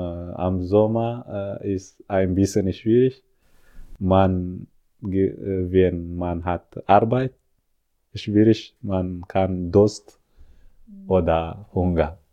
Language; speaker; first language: German; non-native, learner; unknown